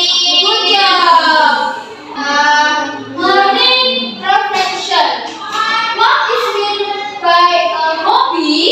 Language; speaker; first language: English; non-native, learner; Indonesian